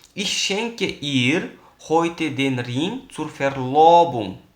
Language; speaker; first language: German; non-native, fluent; Uzbek